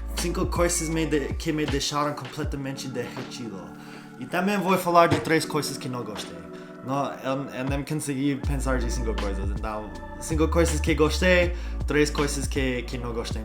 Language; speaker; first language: Portuguese; non-native, learner; English